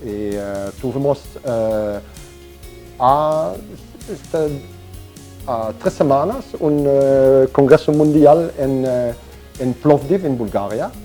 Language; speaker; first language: Spanish; non-native, fluent; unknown